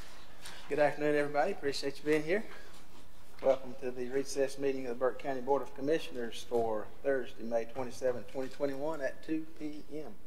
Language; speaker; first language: English; native; English